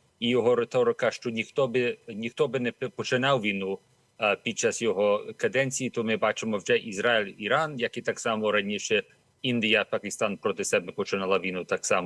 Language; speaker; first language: Ukrainian; early bilingual, heritage; Ukrainian